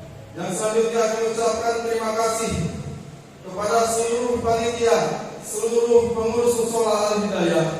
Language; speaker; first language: Indonesian; native; Indonesian